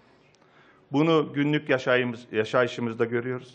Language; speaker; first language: Turkish; native; Turkish